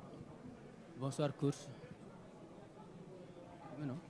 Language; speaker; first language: French; non-native, local second language; Wolof